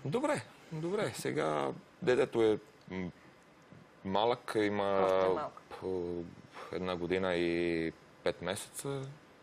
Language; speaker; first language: Bulgarian; non-native, learner; Romanian